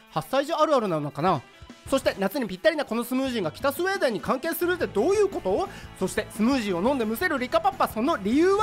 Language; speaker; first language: Japanese; native; Japanese